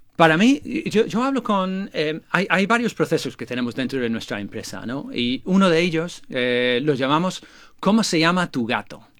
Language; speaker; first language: Spanish; non-native, fluent; English